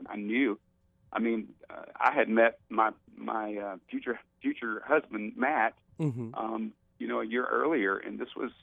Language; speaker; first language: English; native; English